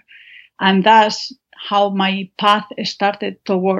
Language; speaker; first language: English; non-native, fluent; Spanish